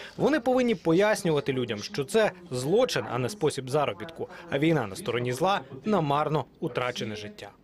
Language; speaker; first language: Ukrainian; native; Ukrainian